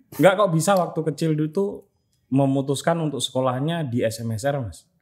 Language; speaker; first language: Indonesian; non-native, local second language; Javanese